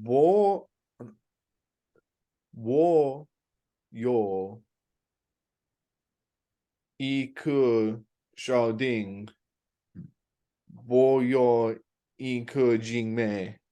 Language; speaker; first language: Chinese; non-native, learner; English